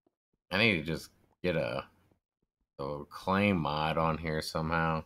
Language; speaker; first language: English; native; English